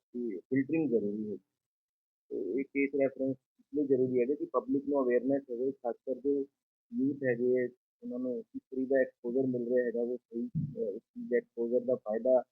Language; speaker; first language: Hindi; non-native, local second language; Punjabi